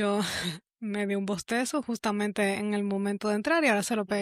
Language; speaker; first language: Spanish; native; Spanish